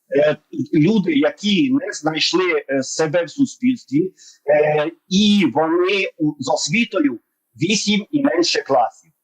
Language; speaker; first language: Ukrainian; non-native, local second language; Hungarian